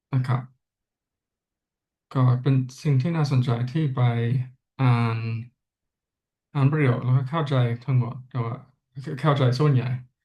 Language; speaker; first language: Thai; non-native, learner; English